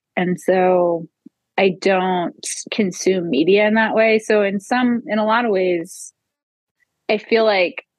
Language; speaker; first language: English; native; English